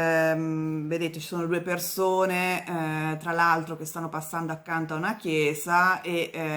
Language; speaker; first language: Italian; native; Italian